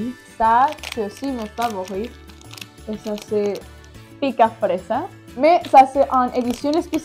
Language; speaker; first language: French; non-native, learner; Spanish